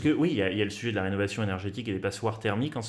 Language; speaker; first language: French; native; French